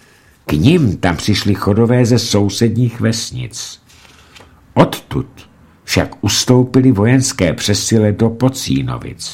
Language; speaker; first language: Czech; native; Czech